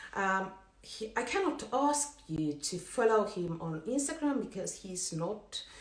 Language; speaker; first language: English; non-native, fluent; Finnish